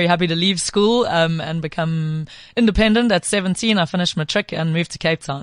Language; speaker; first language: English; native; English